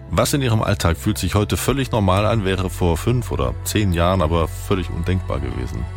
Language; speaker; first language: German; native; German